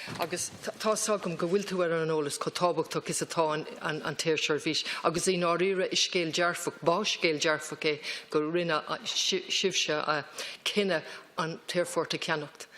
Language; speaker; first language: Irish; non-native, local second language; English